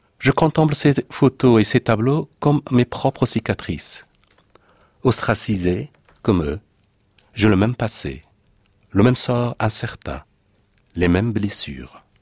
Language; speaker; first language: French; non-native, fluent; Persian